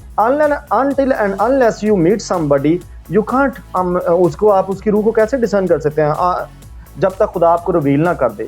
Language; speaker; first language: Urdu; non-native, local second language; Punjabi